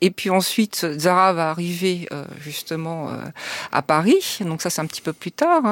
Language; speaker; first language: French; native; French